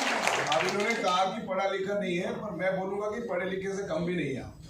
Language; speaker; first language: Hindi; native; Hindi